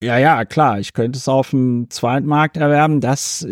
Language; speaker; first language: German; native; German